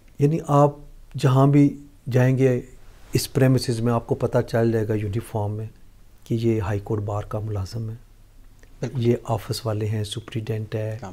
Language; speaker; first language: Urdu; non-native, local second language; Punjabi